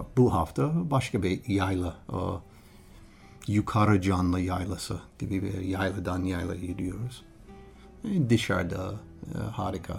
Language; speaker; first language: Turkish; non-native, learner; English